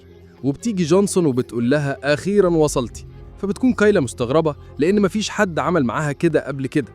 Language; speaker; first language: Arabic; native; Arabic